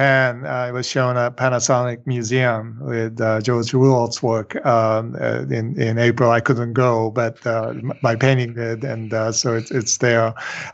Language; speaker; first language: English; non-native, fluent; Japanese